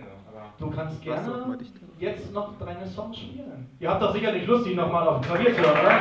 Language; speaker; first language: German; native; German